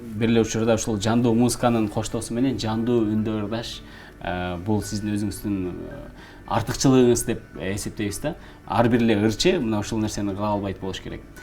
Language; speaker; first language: Kyrgyz; native; Kyrgyz